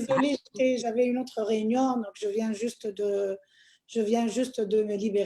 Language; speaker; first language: French; non-native, local second language; Arabic